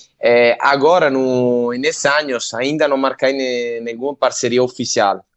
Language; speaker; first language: Portuguese; non-native, learner; Italian